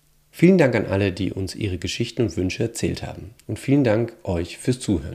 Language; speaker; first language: German; native; German